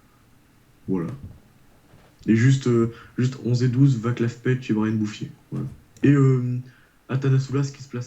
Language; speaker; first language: French; native; French